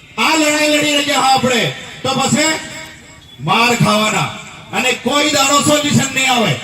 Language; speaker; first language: Gujarati; non-native, local second language; Bhili